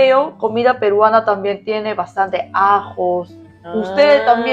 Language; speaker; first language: Spanish; non-native, learner; Korean